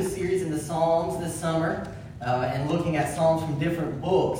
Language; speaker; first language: English; native; English